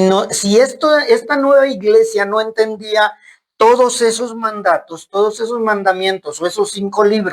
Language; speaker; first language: Spanish; native; Spanish